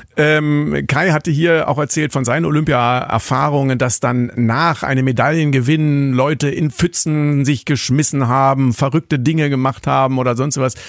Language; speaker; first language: German; native; German